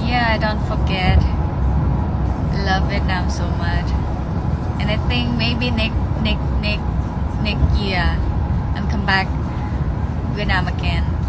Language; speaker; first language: English; non-native, learner; Thai